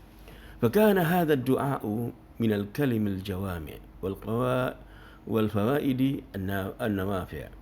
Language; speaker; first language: Arabic; non-native, fluent; Indonesian